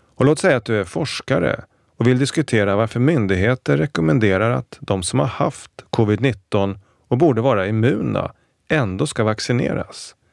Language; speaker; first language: Swedish; native; Swedish